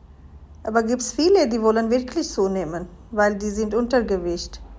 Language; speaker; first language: German; non-native, learner; Hindi